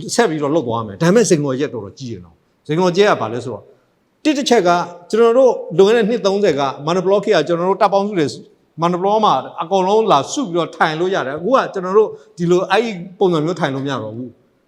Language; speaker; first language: Burmese; non-native, local second language; S'gaw Karen